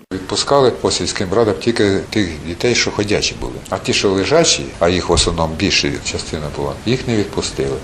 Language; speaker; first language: Ukrainian; native; Ukrainian